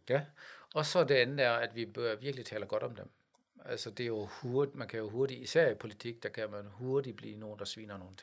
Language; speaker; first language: Danish; non-native, fluent; German